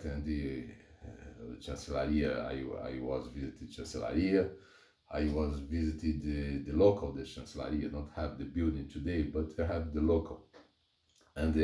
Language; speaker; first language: English; non-native, learner; Portuguese